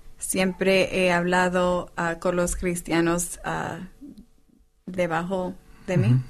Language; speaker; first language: Spanish; non-native, fluent; English